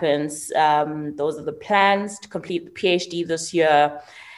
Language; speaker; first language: English; non-native, local second language; Xhosa